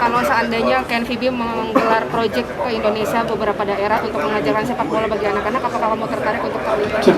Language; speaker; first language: Indonesian; native; Indonesian